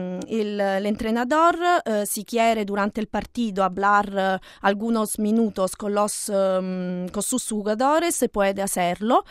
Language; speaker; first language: Spanish; non-native, learner; Italian